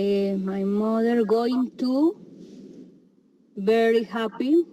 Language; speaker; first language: English; non-native, learner; Spanish